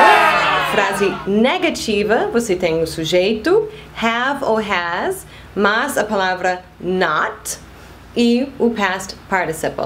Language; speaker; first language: Portuguese; non-native, fluent; English